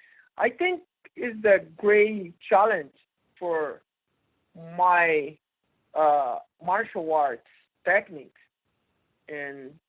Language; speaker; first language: English; non-native, learner; Portuguese